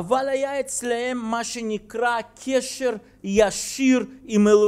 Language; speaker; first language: Hebrew; non-native, fluent; Russian